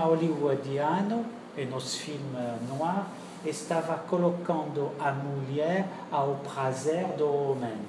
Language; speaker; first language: Portuguese; non-native, fluent; French